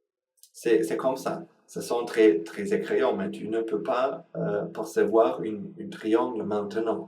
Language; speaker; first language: French; non-native, learner; Sinhala